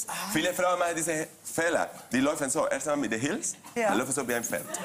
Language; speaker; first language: German; non-native, fluent; Spanish